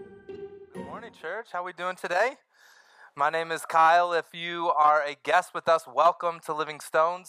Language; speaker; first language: English; native; English